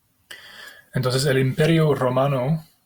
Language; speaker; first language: Spanish; non-native, fluent; English